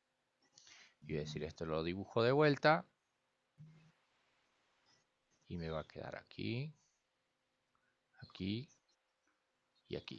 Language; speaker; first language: Spanish; native; Spanish